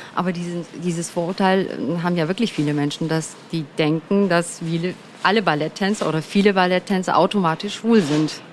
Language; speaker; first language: German; early bilingual, other home language; Turkish